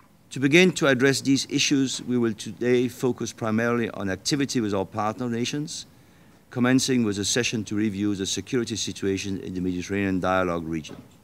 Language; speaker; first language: English; non-native, fluent; Danish